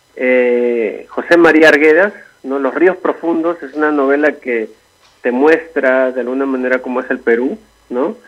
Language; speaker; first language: Spanish; native; Spanish